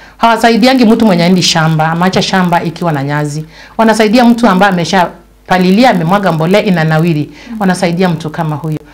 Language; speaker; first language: Swahili; non-native, local second language; Luyia